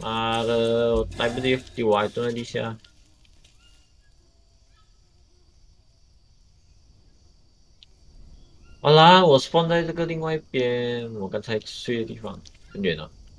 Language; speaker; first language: Chinese; native; Chinese